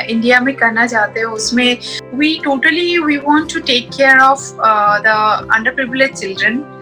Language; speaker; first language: Hindi; non-native, local second language; Bangla